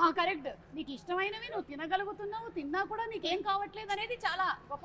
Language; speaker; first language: Telugu; native; Telugu